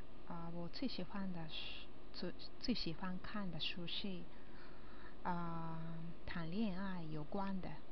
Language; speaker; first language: Chinese; non-native, learner; Japanese